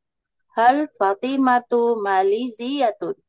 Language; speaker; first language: Arabic; non-native, learner; Indonesian